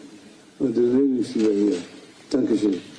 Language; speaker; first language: German; non-native, fluent; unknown